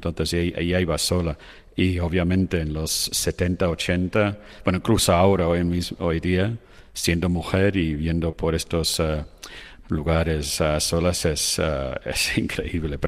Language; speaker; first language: Spanish; non-native, fluent; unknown